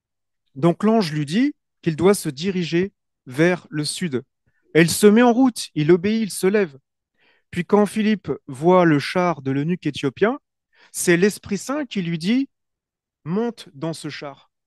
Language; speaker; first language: French; native; French